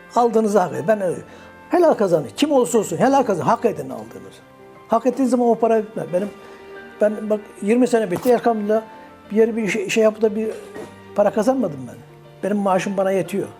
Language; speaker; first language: Turkish; native; Turkish